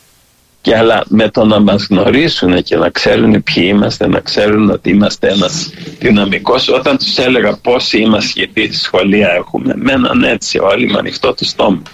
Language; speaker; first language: Greek; early bilingual, heritage; Greek